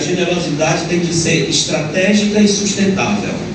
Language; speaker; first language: Portuguese; native; Portuguese